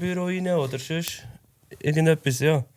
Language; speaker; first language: German; native; German